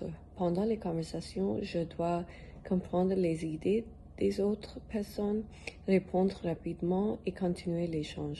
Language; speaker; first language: French; non-native, learner; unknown